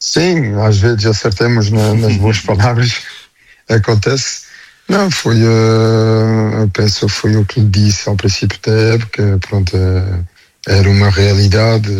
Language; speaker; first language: Portuguese; early bilingual, heritage; French